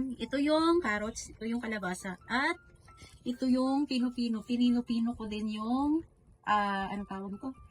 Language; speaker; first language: Filipino; non-native, local second language; Cebuano